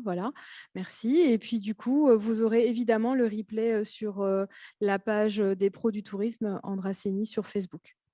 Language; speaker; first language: French; native; French